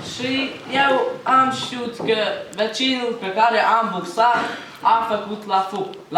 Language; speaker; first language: Romanian; non-native, learner; Hungarian